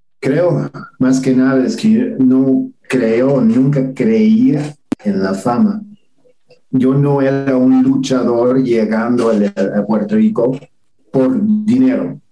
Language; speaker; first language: Spanish; non-native, fluent; English